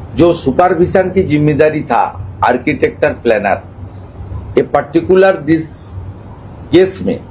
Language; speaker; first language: Hindi; non-native, local second language; Bangla